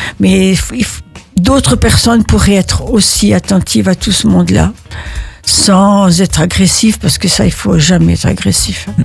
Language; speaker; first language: French; early bilingual, other home language; Italian